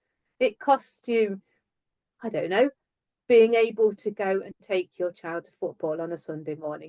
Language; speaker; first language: English; native; English